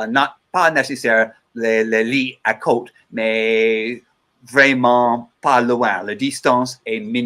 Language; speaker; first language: French; non-native, learner; English